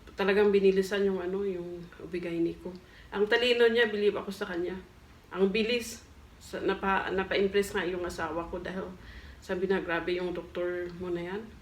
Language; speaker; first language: Filipino; non-native, local second language; Cebuano